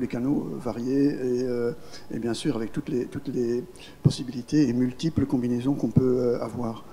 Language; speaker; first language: French; native; French